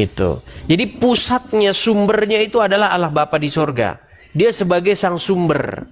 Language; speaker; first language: Indonesian; native; Indonesian